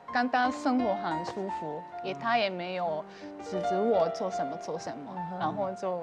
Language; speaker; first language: Chinese; non-native, fluent; Japanese